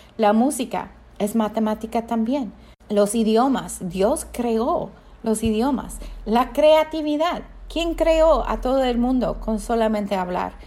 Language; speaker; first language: Spanish; non-native, fluent; English